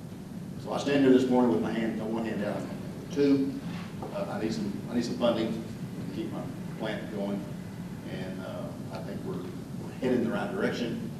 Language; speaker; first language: English; native; English